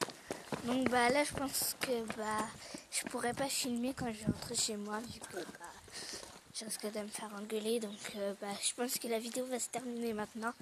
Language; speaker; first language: French; native; French